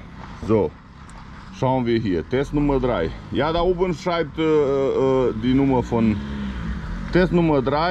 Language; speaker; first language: German; non-native, fluent; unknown